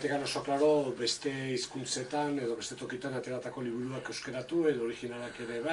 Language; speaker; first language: Basque; native; Basque